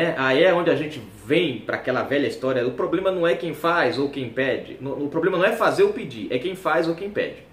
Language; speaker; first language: Portuguese; native; Portuguese